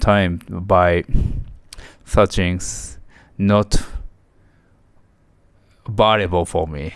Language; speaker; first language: English; non-native, learner; Japanese